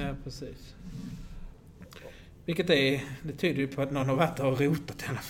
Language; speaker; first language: Swedish; native; Swedish